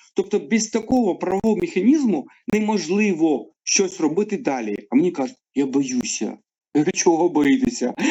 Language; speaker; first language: Ukrainian; non-native, local second language; Russian